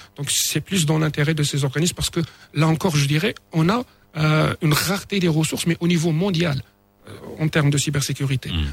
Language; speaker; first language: French; non-native, local second language; Arabic